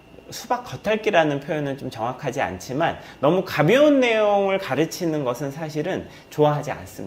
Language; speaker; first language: Korean; native; Korean